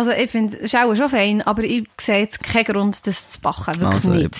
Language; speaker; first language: German; native; German